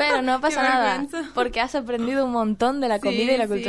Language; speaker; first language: Spanish; native; Spanish